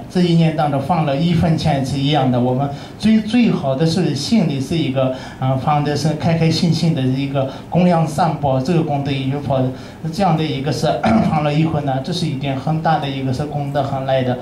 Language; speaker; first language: Chinese; non-native, learner; Tibetan